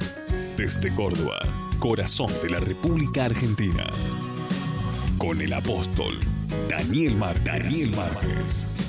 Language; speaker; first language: Spanish; native; Spanish